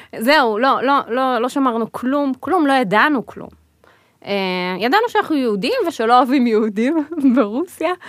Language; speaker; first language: Hebrew; early bilingual, other home language; Russian